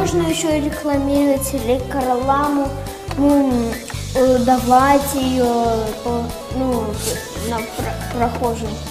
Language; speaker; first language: Russian; native; Russian